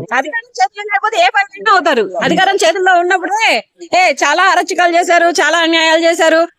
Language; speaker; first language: Telugu; native; Telugu